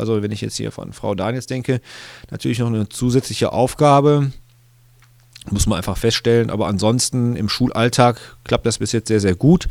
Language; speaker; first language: German; native; German